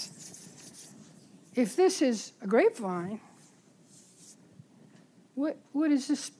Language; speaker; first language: English; native; English